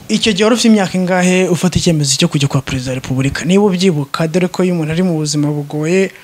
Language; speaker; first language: Kinyarwanda; native; Kinyarwanda